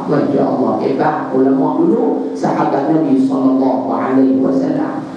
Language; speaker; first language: Malay; native; Malay